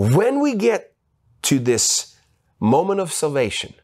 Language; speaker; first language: English; non-native, fluent; Ukrainian